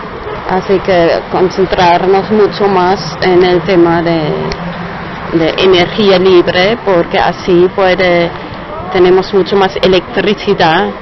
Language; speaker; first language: Spanish; non-native, fluent; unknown